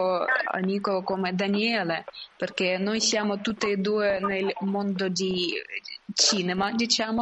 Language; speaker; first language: Italian; non-native, learner; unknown